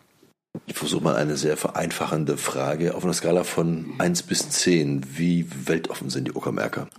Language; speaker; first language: German; native; German